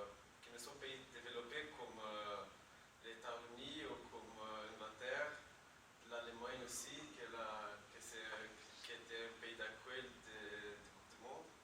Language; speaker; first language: French; non-native, learner; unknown